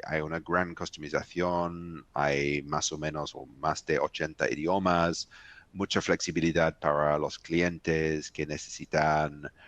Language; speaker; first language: Spanish; non-native, fluent; English